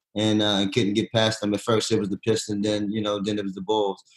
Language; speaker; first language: English; native; English